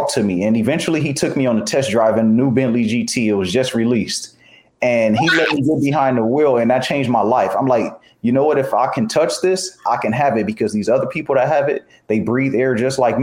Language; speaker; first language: English; native; English